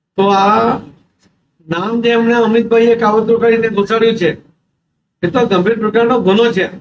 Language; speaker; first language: Gujarati; non-native, local second language; Marathi